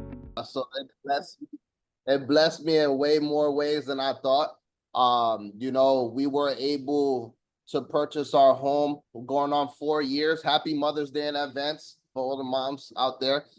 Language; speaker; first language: English; native; English